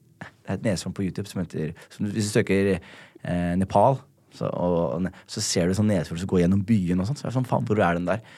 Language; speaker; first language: Norwegian; early bilingual, other home language; Somali